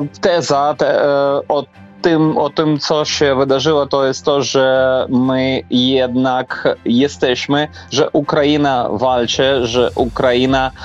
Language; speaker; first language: Polish; non-native, fluent; Ukrainian